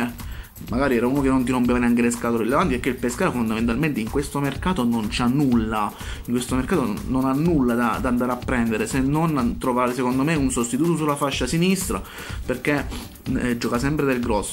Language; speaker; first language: Italian; native; Italian